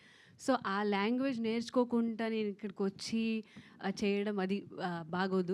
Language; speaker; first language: Telugu; non-native, local second language; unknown